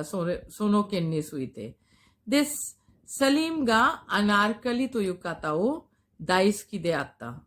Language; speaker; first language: Japanese; non-native, fluent; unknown